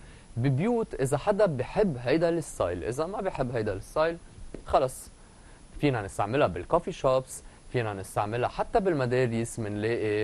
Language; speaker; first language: Arabic; native; Arabic